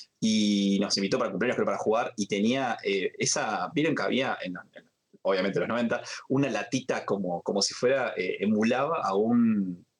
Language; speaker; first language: Spanish; native; Spanish